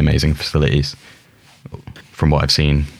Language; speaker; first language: English; native; English